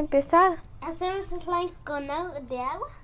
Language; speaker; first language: Spanish; native; Spanish